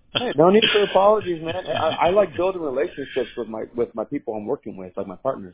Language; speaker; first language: English; early bilingual, other home language; Spanish